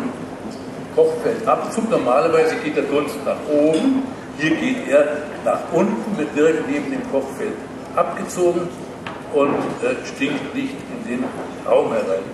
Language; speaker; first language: German; native; German